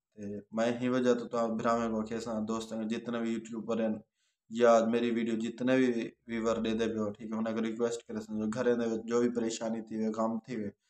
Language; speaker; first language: Punjabi; non-native, local second language; Saraiki